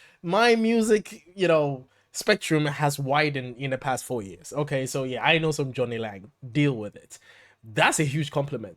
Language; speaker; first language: English; native; English